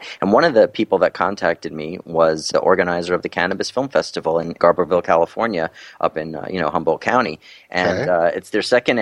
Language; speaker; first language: English; native; English